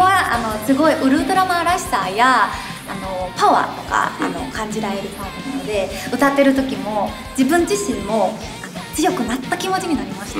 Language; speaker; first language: Japanese; non-native, fluent; Thai